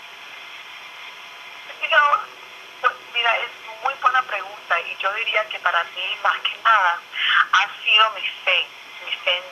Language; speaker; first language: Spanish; early bilingual, other home language; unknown